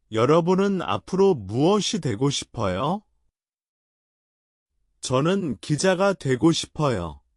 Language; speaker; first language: Korean; non-native, learner; Chinese